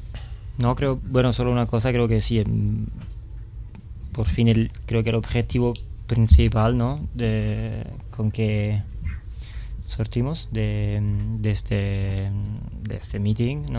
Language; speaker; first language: Spanish; non-native, fluent; Italian